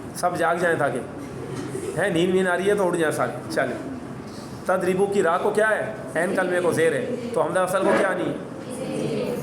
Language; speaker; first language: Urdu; native; Urdu